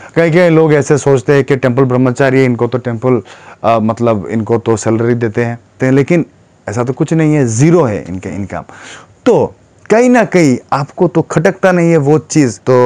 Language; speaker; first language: Hindi; non-native, fluent; Bangla